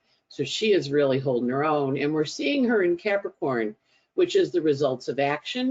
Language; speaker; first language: English; native; English